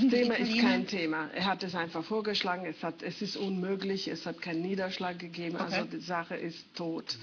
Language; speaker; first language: German; non-native, fluent; Italian